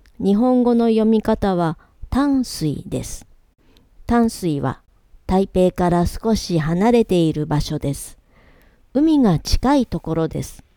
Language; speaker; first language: Japanese; native; Japanese